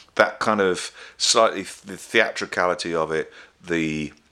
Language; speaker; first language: English; native; English